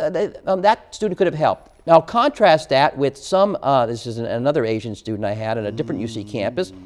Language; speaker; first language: English; native; English